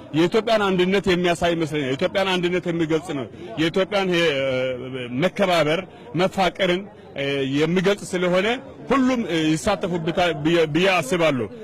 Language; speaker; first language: Amharic; non-native, local second language; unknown